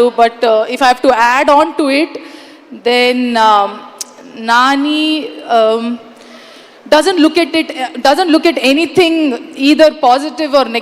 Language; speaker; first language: Telugu; non-native, learner; Kannada